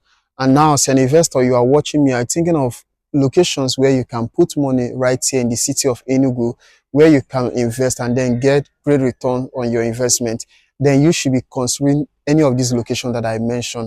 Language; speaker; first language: English; non-native, local second language; Igbo